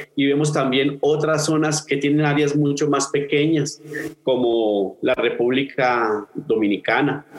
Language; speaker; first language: Spanish; native; Spanish